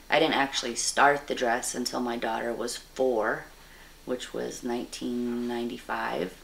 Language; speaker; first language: English; native; English